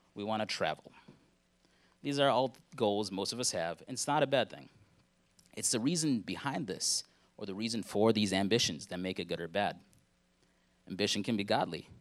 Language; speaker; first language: English; early bilingual, other home language; Hindi